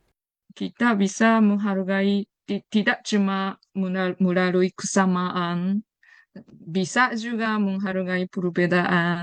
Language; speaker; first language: Indonesian; non-native, fluent; Japanese